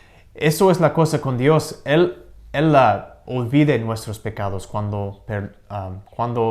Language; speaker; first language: Spanish; non-native, learner; English